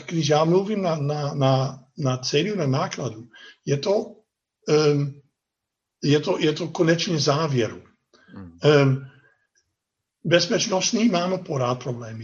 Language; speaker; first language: Czech; non-native, fluent; Dutch